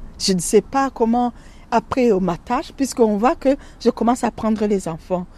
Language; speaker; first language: French; non-native, local second language; Rundi